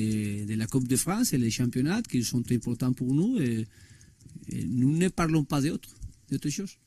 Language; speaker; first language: French; non-native, learner; Spanish